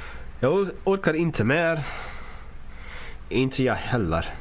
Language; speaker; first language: Swedish; non-native, learner; English